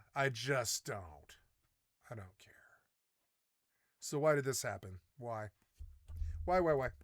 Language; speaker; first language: English; native; English